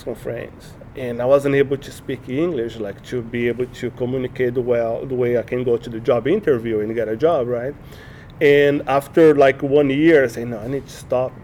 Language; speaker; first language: English; non-native, learner; Portuguese